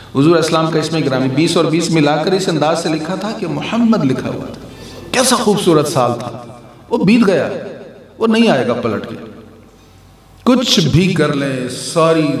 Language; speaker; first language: Urdu; non-native, local second language; Punjabi